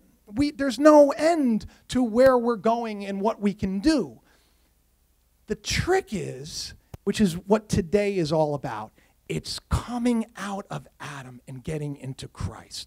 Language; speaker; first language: English; native; English